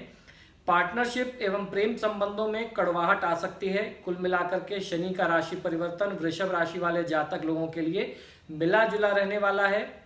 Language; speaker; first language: Hindi; native; Hindi